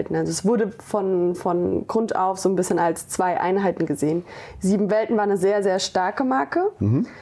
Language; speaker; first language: German; native; German